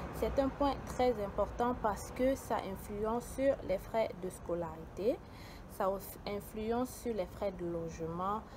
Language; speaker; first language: French; native; French